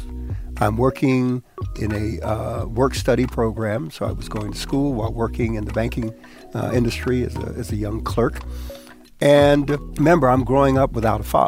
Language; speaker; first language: English; early bilingual, other home language; Spanish